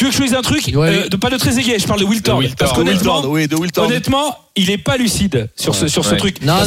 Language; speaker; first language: French; native; French